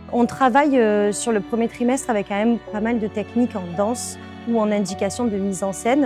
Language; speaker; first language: French; native; French